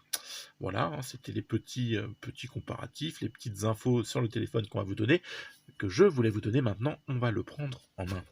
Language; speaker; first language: French; native; French